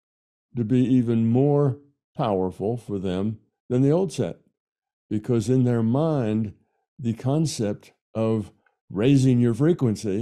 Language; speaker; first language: English; native; English